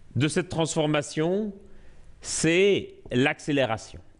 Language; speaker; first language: French; native; French